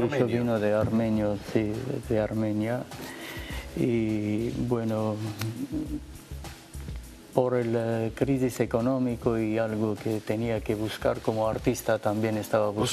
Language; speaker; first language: Spanish; non-native, learner; Armenian